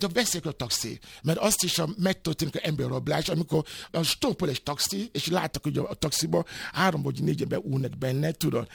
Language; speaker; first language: Hungarian; non-native, fluent; Yoruba